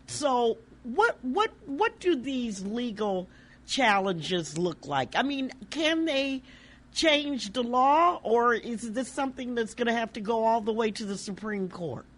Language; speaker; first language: English; native; English